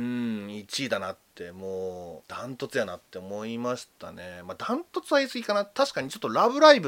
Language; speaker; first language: Japanese; native; Japanese